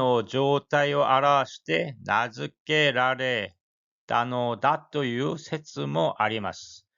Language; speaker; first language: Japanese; non-native, fluent; Korean